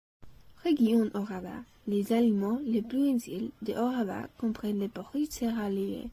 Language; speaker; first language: French; non-native, learner; Slovak